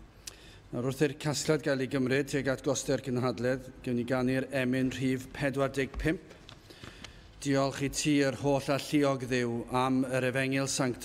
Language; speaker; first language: Welsh; native; Welsh